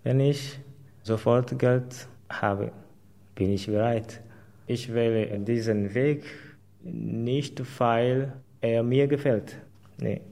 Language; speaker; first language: German; non-native, fluent; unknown